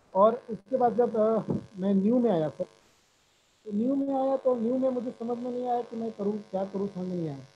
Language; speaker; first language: Hindi; native; Hindi